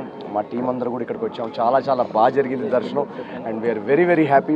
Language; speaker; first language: Telugu; native; Telugu